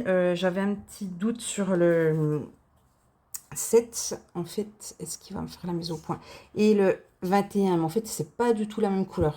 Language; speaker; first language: French; native; French